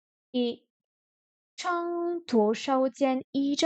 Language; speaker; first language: Chinese; non-native, learner; French